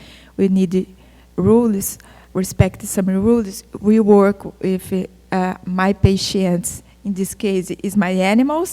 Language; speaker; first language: English; non-native, fluent; Portuguese